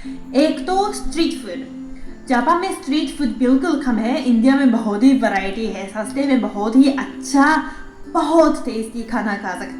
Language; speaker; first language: Hindi; non-native, fluent; Japanese